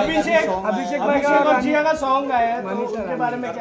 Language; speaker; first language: Hindi; native; Hindi